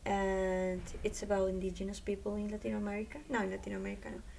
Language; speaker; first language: English; non-native, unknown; Spanish